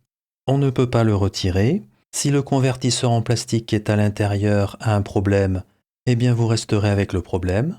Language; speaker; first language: French; native; French